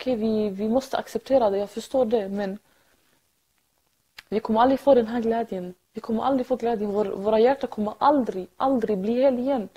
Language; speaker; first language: Swedish; early bilingual, other home language; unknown